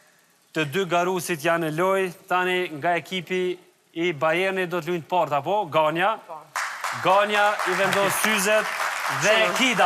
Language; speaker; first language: Albanian; native; Albanian